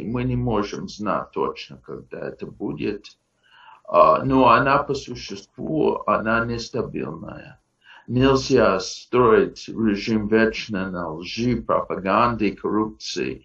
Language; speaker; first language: Russian; non-native, fluent; English